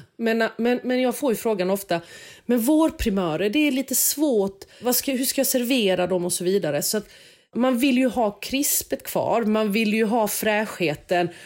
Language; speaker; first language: Swedish; native; Swedish